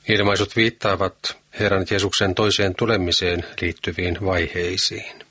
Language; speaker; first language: Finnish; native; Finnish